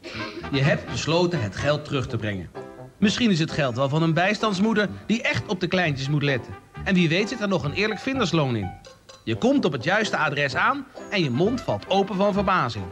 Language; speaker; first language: Dutch; native; Dutch